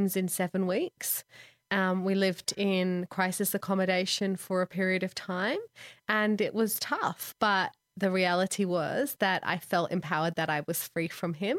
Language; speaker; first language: English; native; English